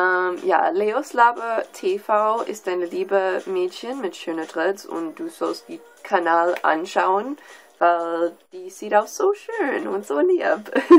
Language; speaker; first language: German; non-native, learner; English